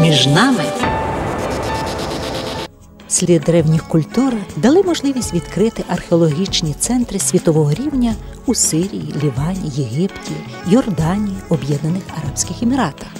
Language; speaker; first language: Ukrainian; native; Ukrainian